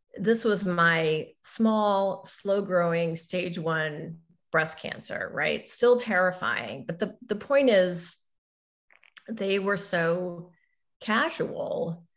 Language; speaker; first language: English; native; English